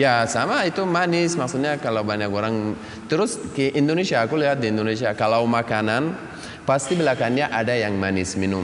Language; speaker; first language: Indonesian; non-native, learner; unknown